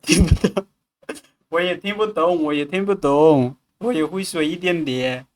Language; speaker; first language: Chinese; non-native, fluent; Lao